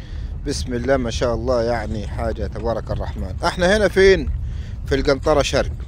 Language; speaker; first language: Arabic; native; Arabic